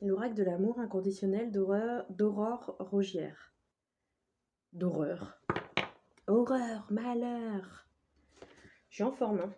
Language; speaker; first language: French; native; French